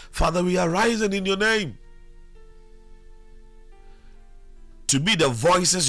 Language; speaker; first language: English; non-native, local second language; Akan